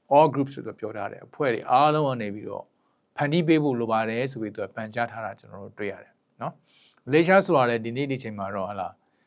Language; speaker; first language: Burmese; native; Burmese